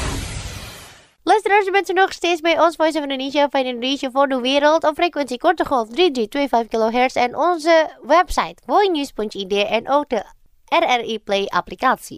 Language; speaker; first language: Dutch; non-native, fluent; Indonesian